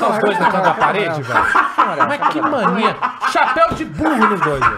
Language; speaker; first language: Portuguese; native; Portuguese